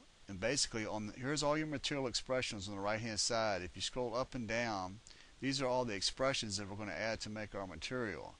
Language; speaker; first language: English; native; English